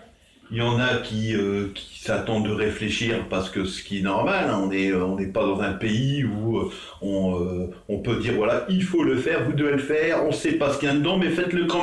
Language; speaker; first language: French; native; French